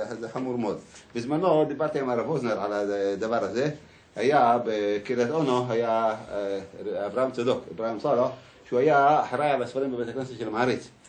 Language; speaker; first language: Hebrew; early bilingual, other home language; Arabic